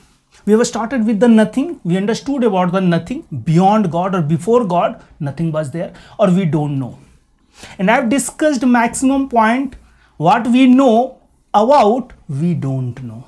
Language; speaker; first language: English; non-native, local second language; Hindi